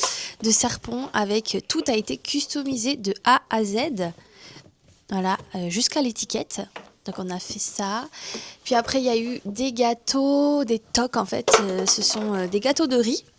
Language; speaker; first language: French; native; French